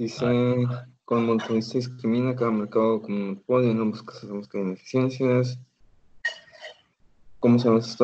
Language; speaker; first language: Spanish; native; Spanish